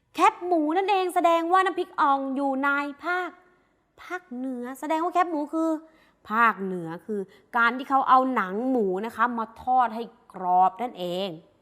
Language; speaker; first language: Thai; native; Thai